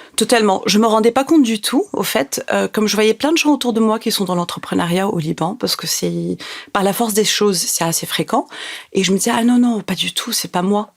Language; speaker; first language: French; non-native, local second language; Arabic